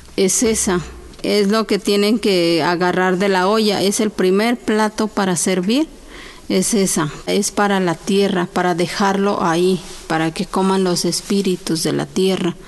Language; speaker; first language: Spanish; native; Spanish